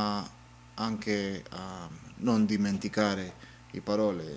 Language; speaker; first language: Italian; non-native, learner; English